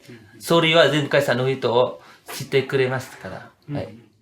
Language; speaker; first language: Japanese; non-native, learner; Vietnamese